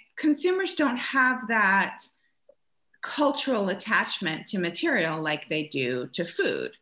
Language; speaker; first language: English; early bilingual, other home language; German